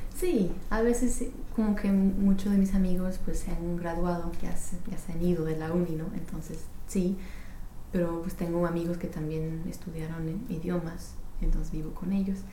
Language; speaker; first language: Spanish; non-native, fluent; English